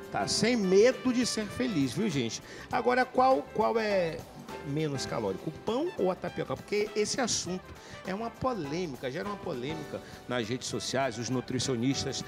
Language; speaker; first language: Portuguese; native; Portuguese